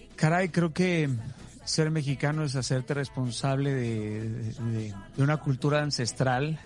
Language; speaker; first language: Spanish; native; Spanish